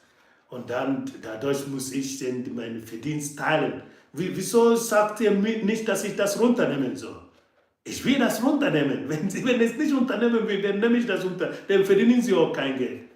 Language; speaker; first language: German; non-native, fluent; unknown